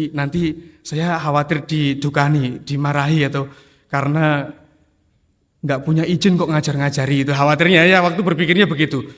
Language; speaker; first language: Indonesian; non-native, local second language; Javanese